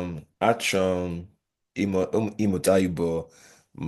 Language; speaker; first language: Igbo; non-native, learner; English